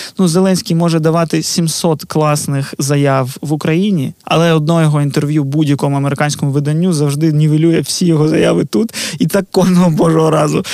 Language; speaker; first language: Ukrainian; non-native, local second language; Russian